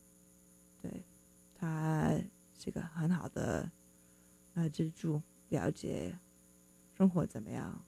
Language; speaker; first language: Chinese; non-native, fluent; English